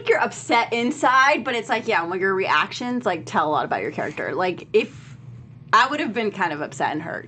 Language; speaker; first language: English; native; English